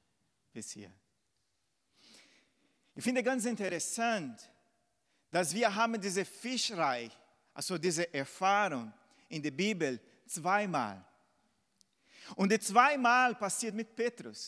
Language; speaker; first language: German; non-native, fluent; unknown